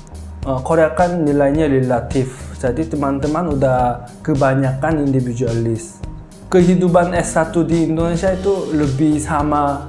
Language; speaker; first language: Indonesian; non-native, fluent; Korean